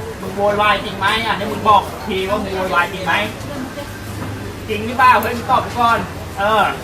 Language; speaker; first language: Thai; native; Thai